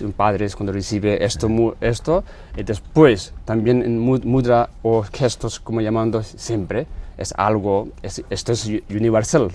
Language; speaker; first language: Spanish; non-native, learner; Tibetan